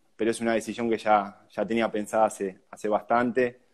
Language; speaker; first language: Spanish; native; Spanish